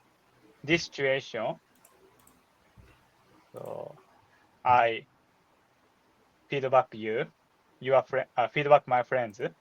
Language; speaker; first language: English; non-native, learner; Japanese